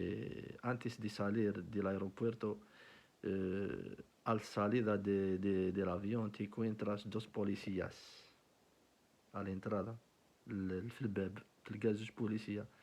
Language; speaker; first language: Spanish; non-native, learner; Arabic